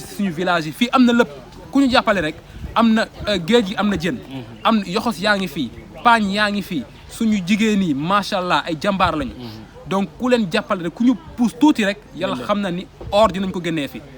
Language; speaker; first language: Wolof; non-native, local second language; Jola-Fonyi